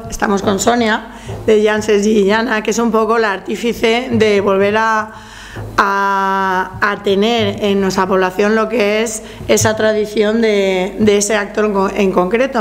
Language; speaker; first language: Spanish; native; Spanish